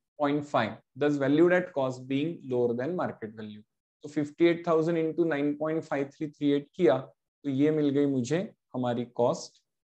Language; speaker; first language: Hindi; non-native, local second language; Marathi